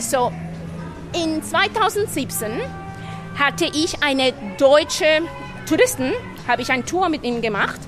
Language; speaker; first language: German; non-native, fluent; Spanish